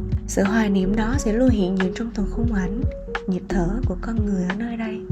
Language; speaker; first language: Vietnamese; native; Vietnamese